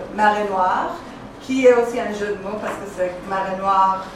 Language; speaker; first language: French; non-native, fluent; Persian